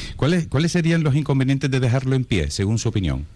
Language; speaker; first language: Spanish; native; Spanish